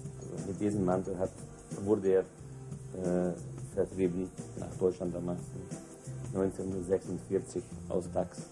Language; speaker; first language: German; non-native, local second language; Hungarian